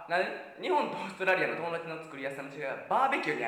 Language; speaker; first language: Japanese; native; Japanese